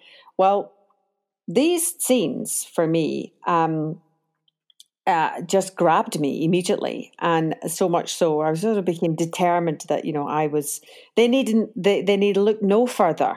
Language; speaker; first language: English; native; English